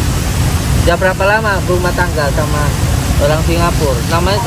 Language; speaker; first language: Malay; non-native, local second language; Javanese